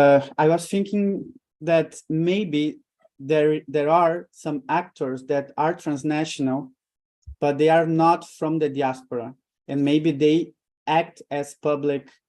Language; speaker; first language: English; non-native, fluent; Portuguese